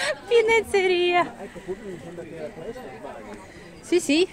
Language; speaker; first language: Italian; non-native, learner; Russian